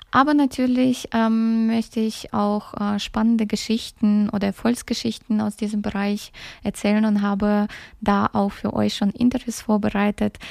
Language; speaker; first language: German; early bilingual, other home language; Russian